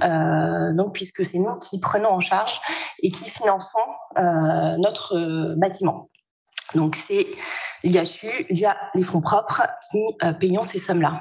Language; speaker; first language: French; native; French